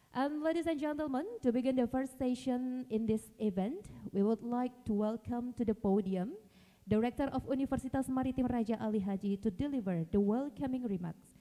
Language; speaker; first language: English; non-native, fluent; Indonesian